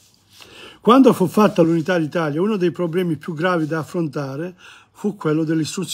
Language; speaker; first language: Italian; non-native, fluent; English